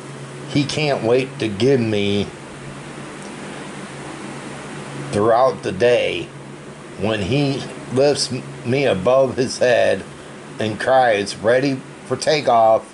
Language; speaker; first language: English; native; English